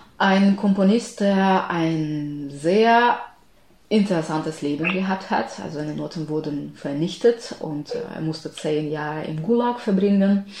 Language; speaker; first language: German; non-native, fluent; Ukrainian